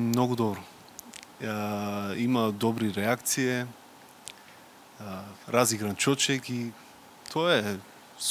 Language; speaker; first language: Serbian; non-native, learner; Macedonian